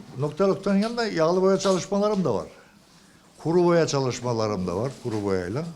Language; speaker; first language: Turkish; non-native, local second language; Georgian